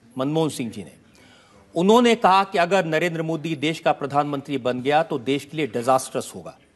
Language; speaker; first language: Hindi; native; Hindi